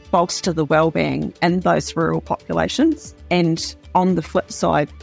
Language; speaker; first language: English; native; English